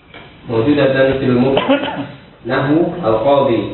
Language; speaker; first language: Arabic; non-native, learner; Indonesian